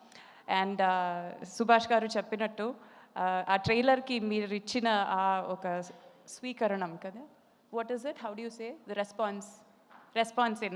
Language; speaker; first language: Telugu; non-native, fluent; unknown